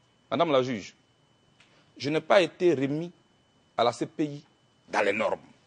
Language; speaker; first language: French; non-native, local second language; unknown